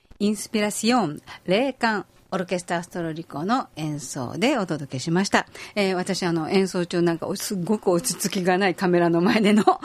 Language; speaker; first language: Japanese; native; Japanese